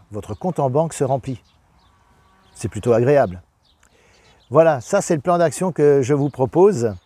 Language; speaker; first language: French; native; French